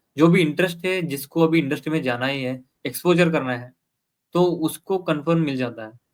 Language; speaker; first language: Hindi; non-native, local second language; Kannada